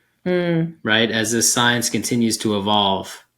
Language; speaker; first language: English; native; English